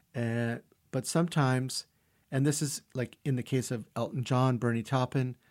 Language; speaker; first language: English; early bilingual, other home language; Russian